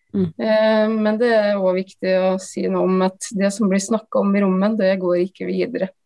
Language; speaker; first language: Norwegian; native; Norwegian